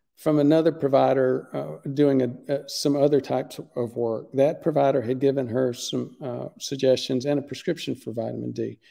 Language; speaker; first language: English; native; English